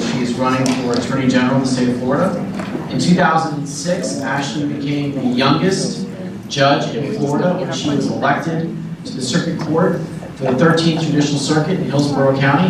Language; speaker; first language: English; native; English